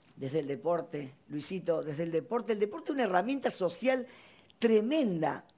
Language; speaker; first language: Spanish; native; Spanish